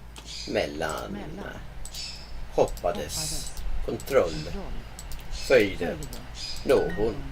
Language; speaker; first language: Swedish; non-native, learner; English